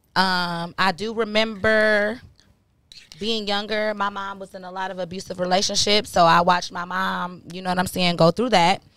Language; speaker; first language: English; native; English